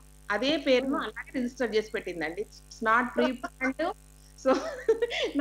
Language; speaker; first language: Telugu; native; Telugu